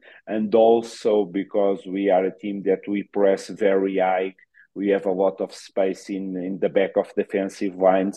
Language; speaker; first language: English; non-native, fluent; Portuguese